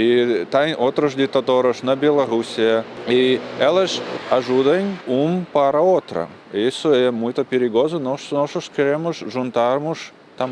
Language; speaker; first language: Portuguese; non-native, learner; Russian